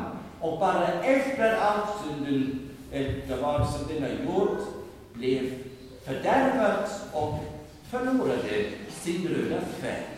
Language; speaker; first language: Swedish; non-native, fluent; German